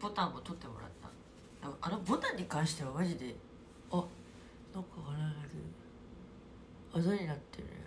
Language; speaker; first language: Japanese; native; Japanese